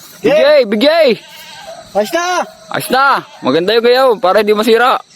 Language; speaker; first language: Filipino; native; Filipino